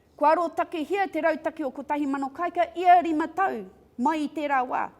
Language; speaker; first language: Māori; non-native, local second language; English